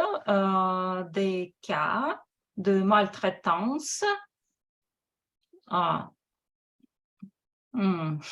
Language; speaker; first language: French; non-native, fluent; Russian